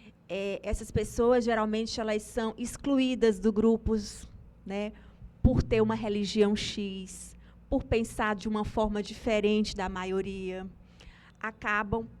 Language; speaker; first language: Portuguese; native; Portuguese